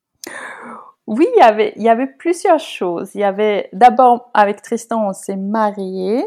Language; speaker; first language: French; non-native, fluent; Norwegian